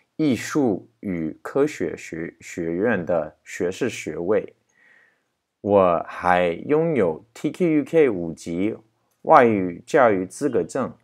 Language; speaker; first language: Chinese; non-native, fluent; English